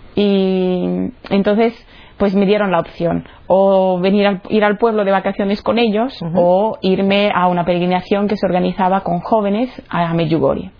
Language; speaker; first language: Spanish; non-native, fluent; Italian